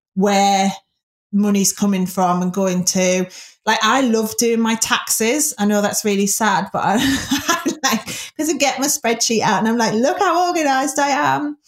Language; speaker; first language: English; native; English